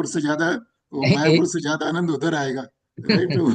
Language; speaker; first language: Hindi; native; Hindi